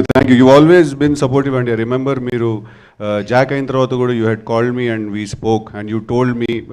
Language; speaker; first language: Telugu; native; Telugu